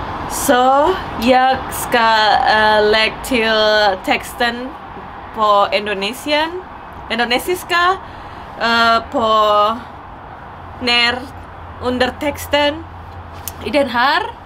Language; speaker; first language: Swedish; non-native, learner; Indonesian